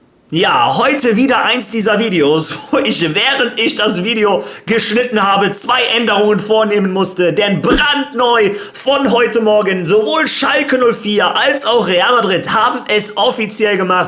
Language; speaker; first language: German; native; German